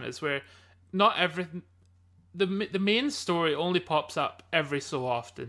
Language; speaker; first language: English; native; English